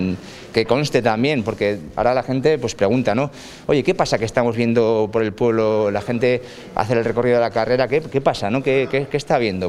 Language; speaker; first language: Spanish; native; Spanish